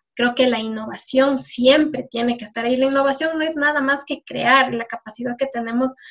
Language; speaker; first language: Spanish; native; Spanish